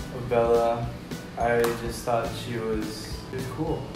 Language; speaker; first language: English; native; English